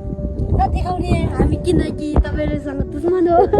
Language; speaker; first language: Nepali; non-native, local second language; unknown